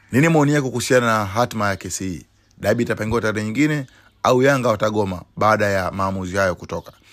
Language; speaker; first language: Swahili; native; Swahili